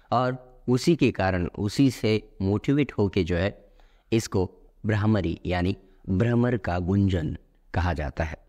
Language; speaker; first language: Hindi; non-native, local second language; Marathi